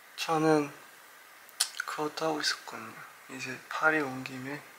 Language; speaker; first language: Korean; early bilingual, heritage; Korean